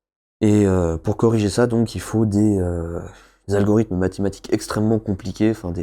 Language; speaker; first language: French; native; French